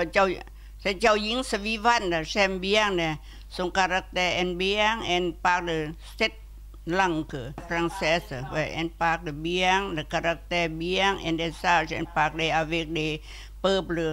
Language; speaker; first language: French; non-native, learner; Lao